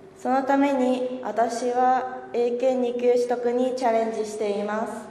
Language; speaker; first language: Japanese; early bilingual, other home language; Chinese